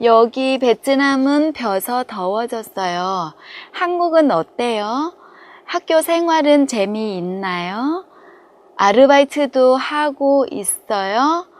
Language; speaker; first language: Korean; non-native, fluent; Vietnamese